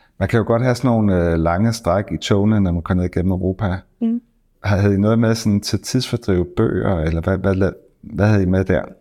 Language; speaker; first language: Danish; native; Danish